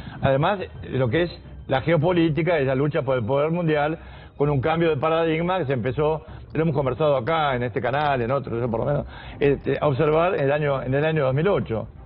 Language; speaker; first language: Spanish; native; Spanish